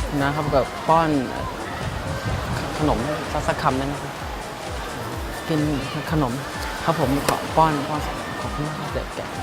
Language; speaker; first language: Thai; native; Thai